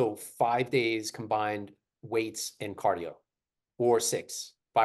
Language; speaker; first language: English; native; English